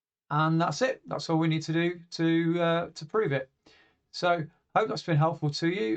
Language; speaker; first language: English; native; English